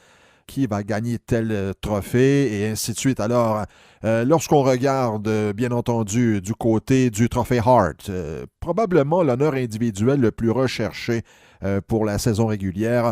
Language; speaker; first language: French; native; French